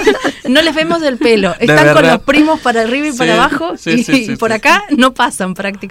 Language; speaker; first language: Spanish; native; Spanish